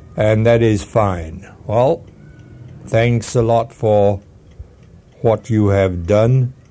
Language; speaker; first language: English; non-native, fluent; Swedish